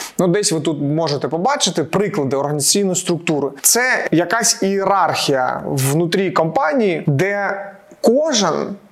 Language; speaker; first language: Ukrainian; non-native, local second language; Russian